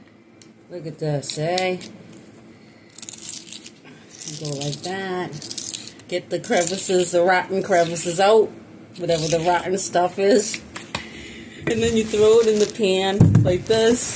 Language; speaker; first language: English; native; English